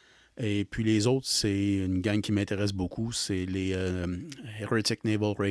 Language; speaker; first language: French; native; French